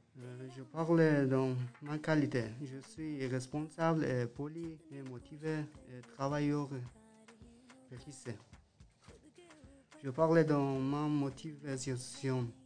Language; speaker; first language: French; non-native, learner; Persian